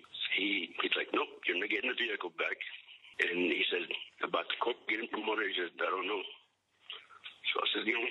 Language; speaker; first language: English; early bilingual, other home language; Spanish